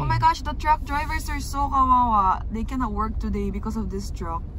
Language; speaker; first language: English; non-native, local second language; Korean